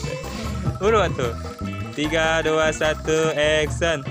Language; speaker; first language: Indonesian; non-native, local second language; Sundanese